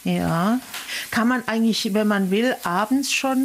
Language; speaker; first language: German; native; German